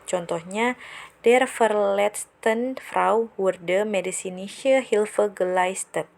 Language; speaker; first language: German; non-native, fluent; Indonesian